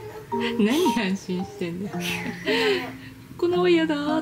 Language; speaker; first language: Japanese; native; Japanese